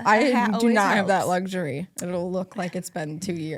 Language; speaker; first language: English; native; English